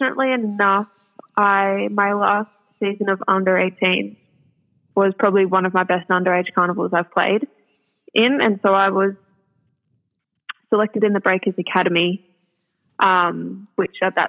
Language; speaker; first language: English; native; English